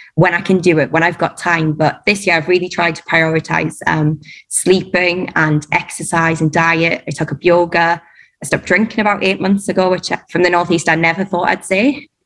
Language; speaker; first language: English; native; English